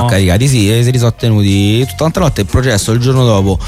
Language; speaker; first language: Italian; native; Italian